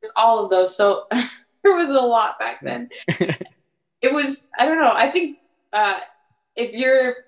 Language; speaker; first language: English; early bilingual, other home language; French